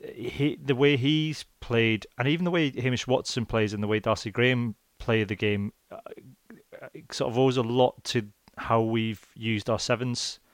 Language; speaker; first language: English; native; English